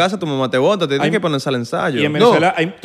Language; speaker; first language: Spanish; native; Spanish